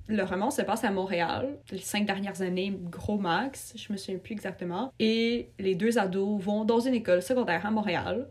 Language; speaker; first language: French; early bilingual, other home language; Russian